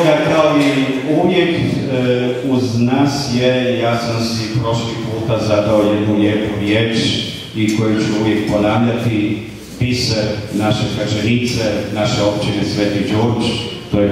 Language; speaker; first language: Croatian; native; Croatian